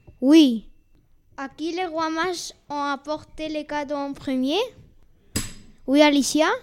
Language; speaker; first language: French; non-native, learner; Spanish